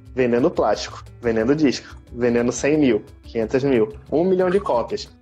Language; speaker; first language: Portuguese; native; Portuguese